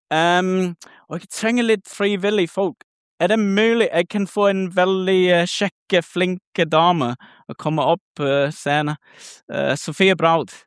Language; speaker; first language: Norwegian; non-native, learner; English